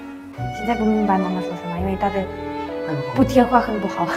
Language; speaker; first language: Chinese; non-native, learner; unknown